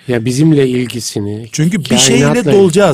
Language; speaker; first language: Turkish; native; Turkish